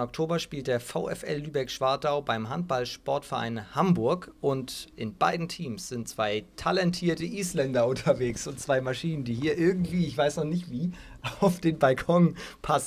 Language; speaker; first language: German; native; German